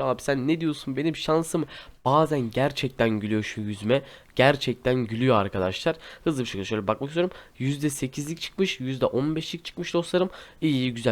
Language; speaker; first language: Turkish; native; Turkish